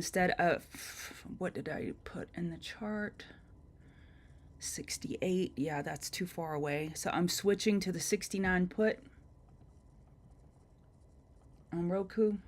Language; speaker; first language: English; native; English